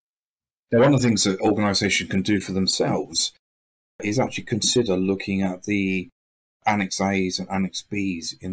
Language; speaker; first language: English; native; English